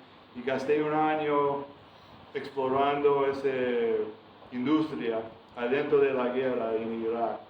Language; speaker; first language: Spanish; non-native, fluent; English